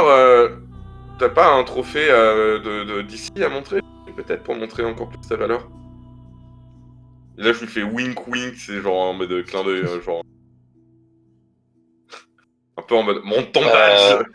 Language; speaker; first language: French; native; French